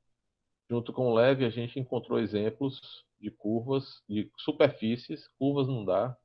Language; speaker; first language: Portuguese; native; Portuguese